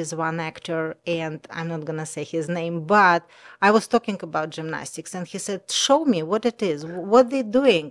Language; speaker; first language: English; non-native, learner; Russian